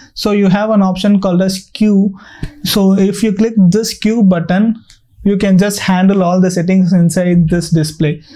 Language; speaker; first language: English; non-native, local second language; Tamil